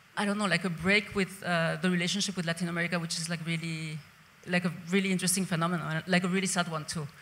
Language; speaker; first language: English; non-native, fluent; Spanish